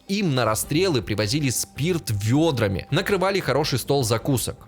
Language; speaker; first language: Russian; native; Russian